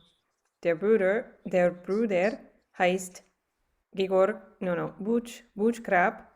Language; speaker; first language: German; non-native, learner; English